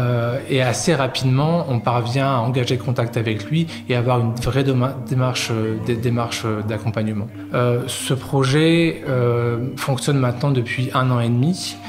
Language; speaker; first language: French; native; French